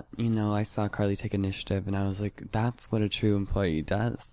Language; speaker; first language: English; native; English